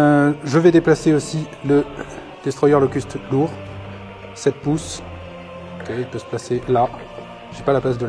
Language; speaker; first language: French; native; French